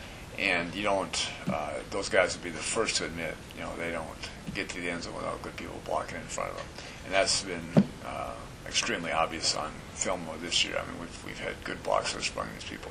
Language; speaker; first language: English; native; English